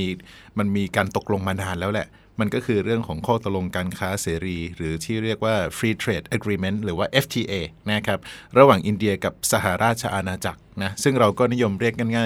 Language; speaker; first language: Thai; native; Thai